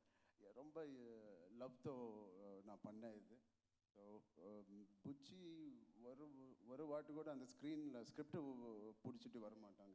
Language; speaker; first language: Tamil; non-native, local second language; Telugu